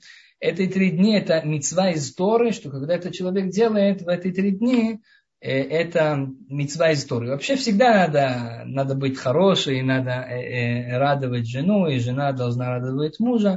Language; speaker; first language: Russian; early bilingual, heritage; Russian